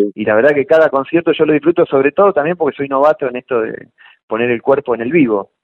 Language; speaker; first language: Spanish; native; Spanish